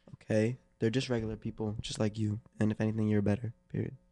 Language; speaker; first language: English; native; English